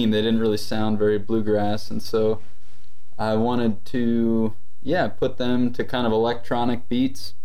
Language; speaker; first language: English; native; English